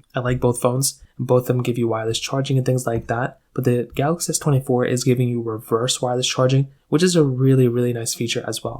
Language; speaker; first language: English; native; English